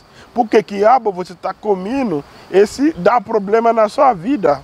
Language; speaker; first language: Portuguese; non-native, learner; Yoruba